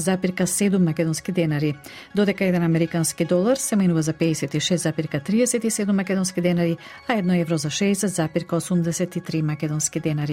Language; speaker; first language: Macedonian; native; Macedonian